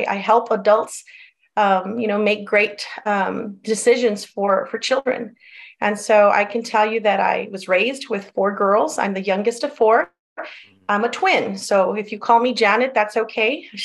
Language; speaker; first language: English; early bilingual, other home language; Spanish